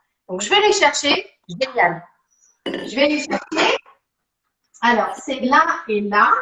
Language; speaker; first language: French; native; French